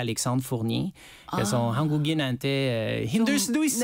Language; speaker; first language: Korean; non-native, learner; French